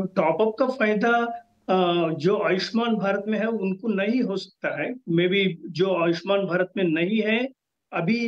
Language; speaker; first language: Hindi; non-native, local second language; Telugu